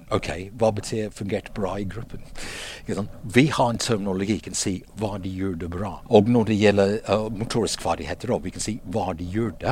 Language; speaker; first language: Norwegian; non-native, fluent; English